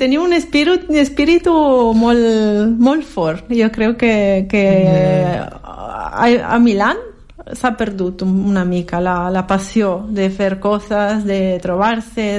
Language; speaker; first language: Catalan; non-native, fluent; Italian